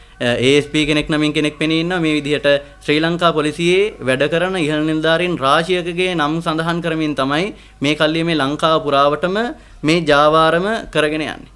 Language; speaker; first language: Sinhala; native; Sinhala